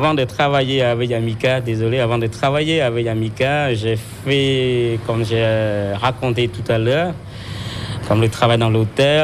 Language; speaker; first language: French; non-native, local second language; Khmer